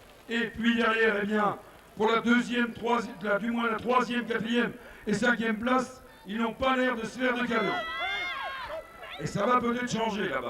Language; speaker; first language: French; native; French